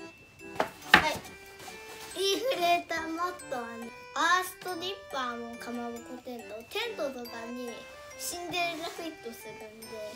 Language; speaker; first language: Japanese; native; Japanese